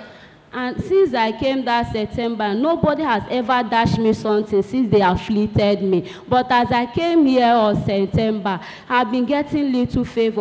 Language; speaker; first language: English; non-native, local second language; Igbo